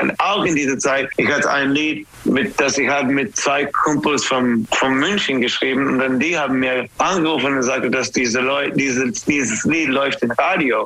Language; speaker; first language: German; non-native, learner; English